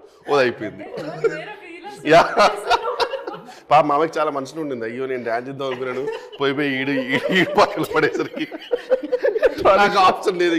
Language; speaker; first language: Telugu; native; Telugu